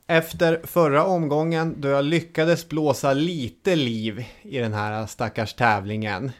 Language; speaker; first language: Swedish; native; Swedish